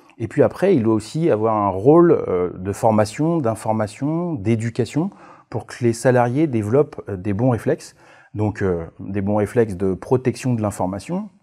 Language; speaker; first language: French; native; French